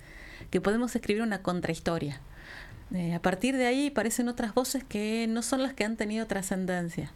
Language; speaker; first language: Spanish; native; Spanish